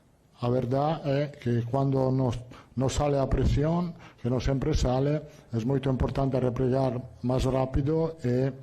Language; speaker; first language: Portuguese; non-native, learner; Italian